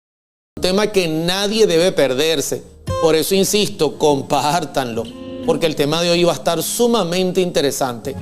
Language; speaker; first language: Spanish; native; Spanish